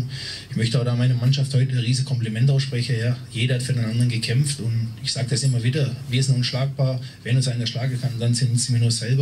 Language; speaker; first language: German; native; German